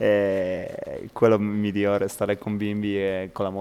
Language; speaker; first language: Italian; non-native, fluent; Polish